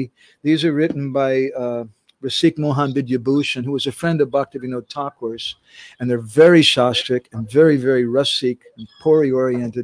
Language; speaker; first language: English; native; English